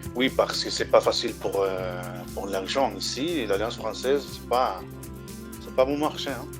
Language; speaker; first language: French; non-native, fluent; Spanish